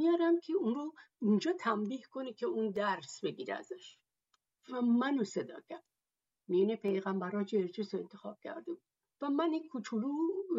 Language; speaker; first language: Persian; native; Persian